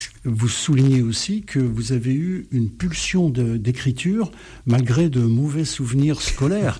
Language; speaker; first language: French; native; French